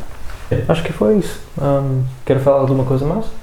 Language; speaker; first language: Portuguese; non-native, fluent; English